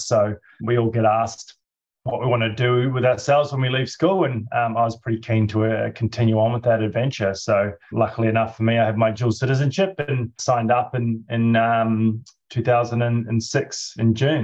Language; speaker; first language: English; native; English